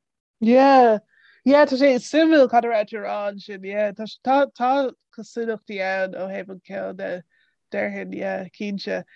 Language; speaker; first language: Irish; non-native, local second language; English